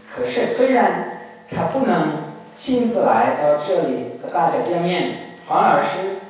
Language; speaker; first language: Chinese; non-native, fluent; German